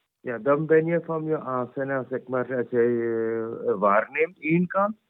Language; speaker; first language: Dutch; non-native, fluent; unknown